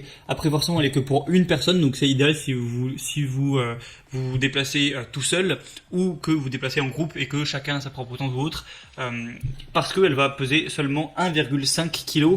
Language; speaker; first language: French; native; French